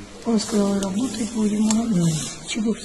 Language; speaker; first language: Russian; non-native, learner; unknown